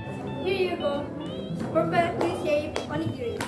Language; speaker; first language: English; non-native, learner; Indonesian